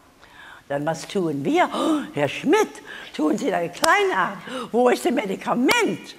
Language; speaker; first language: German; non-native, learner; English